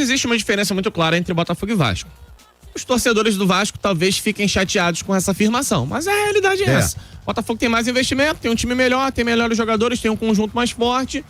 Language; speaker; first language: Portuguese; native; Portuguese